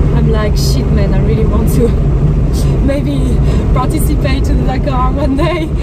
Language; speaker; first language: English; non-native, fluent; French